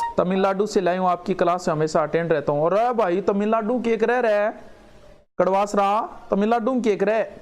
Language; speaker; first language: Hindi; native; Hindi